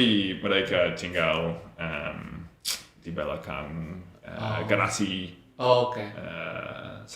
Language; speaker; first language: Indonesian; non-native, learner; English